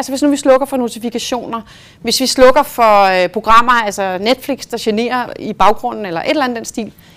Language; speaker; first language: Danish; native; Danish